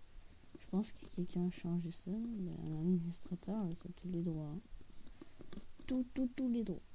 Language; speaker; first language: French; native; French